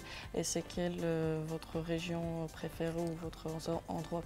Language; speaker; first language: French; non-native, fluent; Armenian